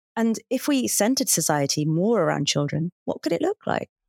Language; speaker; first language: English; native; English